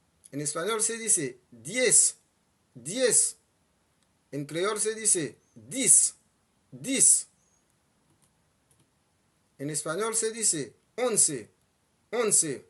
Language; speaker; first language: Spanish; non-native, fluent; Haitian Creole